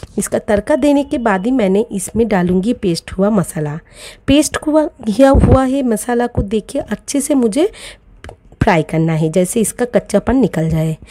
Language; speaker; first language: Hindi; non-native, local second language; Bangla